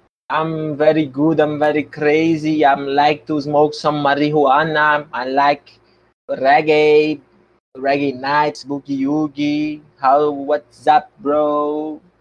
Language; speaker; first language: English; non-native, learner; Portuguese